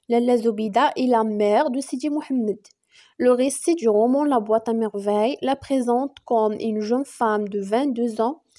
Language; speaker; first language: French; non-native, local second language; Arabic